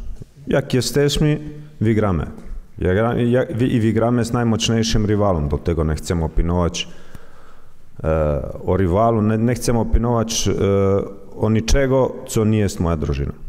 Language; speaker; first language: Polish; non-native, learner; Croatian